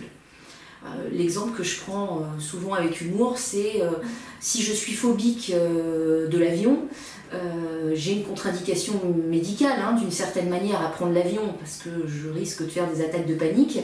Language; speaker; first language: French; native; French